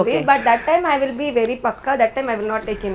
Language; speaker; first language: Telugu; non-native, learner; Malayalam